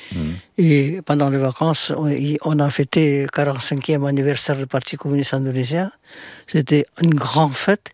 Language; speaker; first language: French; non-native, fluent; Indonesian